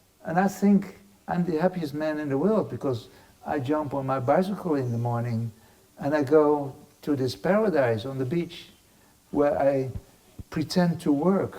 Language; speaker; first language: English; non-native, fluent; Dutch